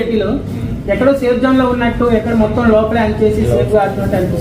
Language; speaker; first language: Telugu; native; Telugu